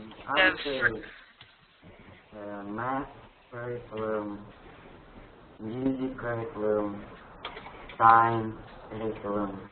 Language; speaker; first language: English; non-native, learner; Russian